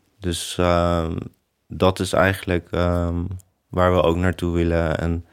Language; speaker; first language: Dutch; native; Dutch